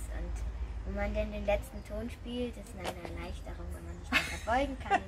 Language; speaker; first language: German; native; German